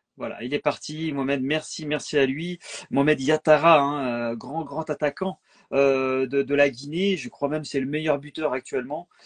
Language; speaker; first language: French; native; French